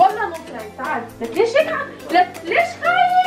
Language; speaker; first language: Arabic; native; Arabic